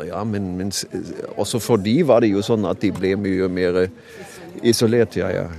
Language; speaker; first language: Norwegian; non-native, fluent; German